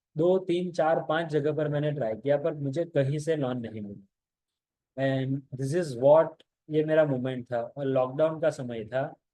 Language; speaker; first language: Hindi; non-native, local second language; Gujarati